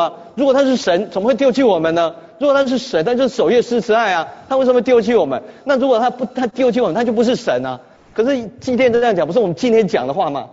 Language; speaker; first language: Chinese; native; Chinese